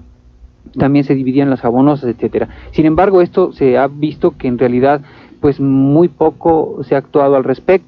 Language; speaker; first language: Spanish; native; Spanish